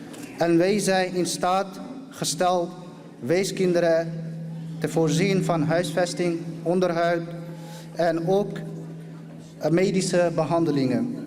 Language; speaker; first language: Dutch; early bilingual, other home language; Urdu